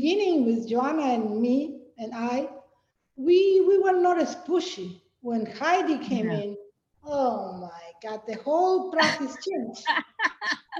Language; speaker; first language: English; non-native, fluent; Spanish